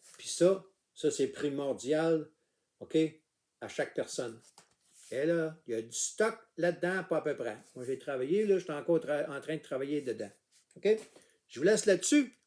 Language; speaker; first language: French; native; French